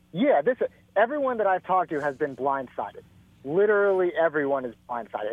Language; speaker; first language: English; native; English